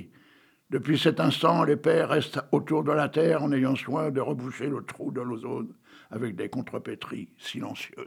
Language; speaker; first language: French; native; French